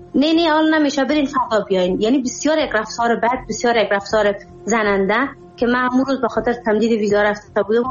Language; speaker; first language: Persian; native; Persian